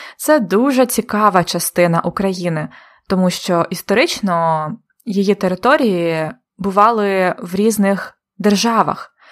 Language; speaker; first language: Ukrainian; native; Ukrainian